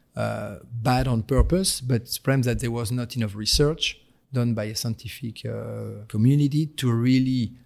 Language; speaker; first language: English; non-native, fluent; French